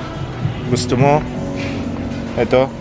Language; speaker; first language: Filipino; non-native, learner; Arabic